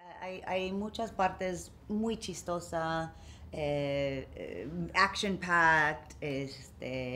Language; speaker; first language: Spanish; early bilingual, heritage; English